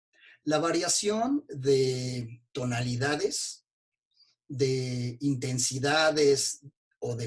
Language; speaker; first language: Spanish; native; Spanish